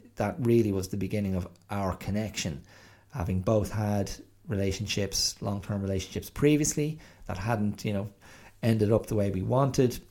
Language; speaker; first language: English; native; English